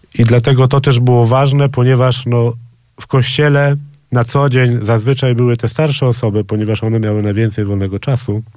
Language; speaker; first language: Polish; native; Polish